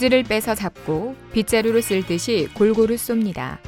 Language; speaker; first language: Korean; non-native, fluent; Vietnamese